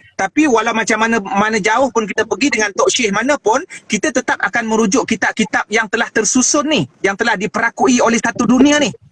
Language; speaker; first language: Malay; native; Malay